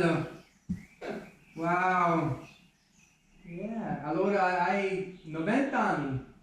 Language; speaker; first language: Italian; non-native, learner; English